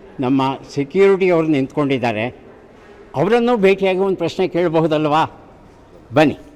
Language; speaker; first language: Kannada; native; Kannada